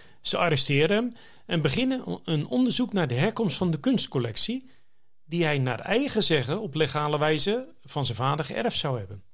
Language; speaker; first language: Dutch; native; Dutch